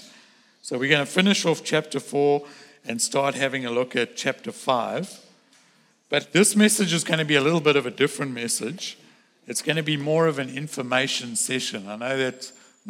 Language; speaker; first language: English; native; English